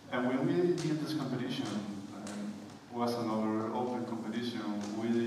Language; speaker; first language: English; non-native, fluent; Spanish